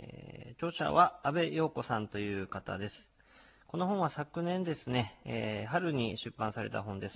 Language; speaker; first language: Japanese; native; Japanese